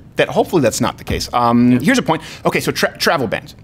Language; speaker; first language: English; native; English